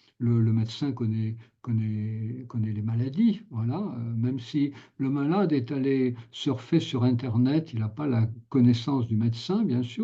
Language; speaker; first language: French; native; French